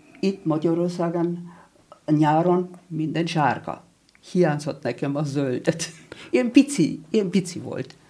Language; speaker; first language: Hungarian; non-native, fluent; German